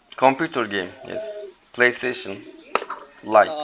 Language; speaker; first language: English; non-native, learner; Turkish